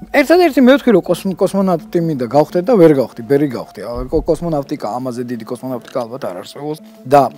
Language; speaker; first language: Georgian; non-native, local second language; Russian